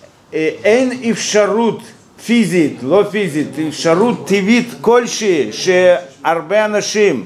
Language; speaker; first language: Hebrew; non-native, fluent; Russian